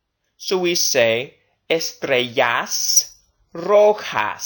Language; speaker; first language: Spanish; non-native, fluent; English